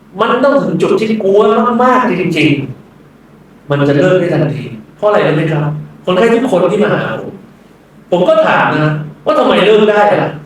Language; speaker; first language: Thai; native; Thai